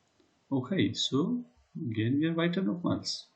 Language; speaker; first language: German; non-native, learner; Hindi